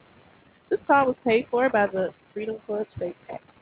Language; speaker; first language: English; native; English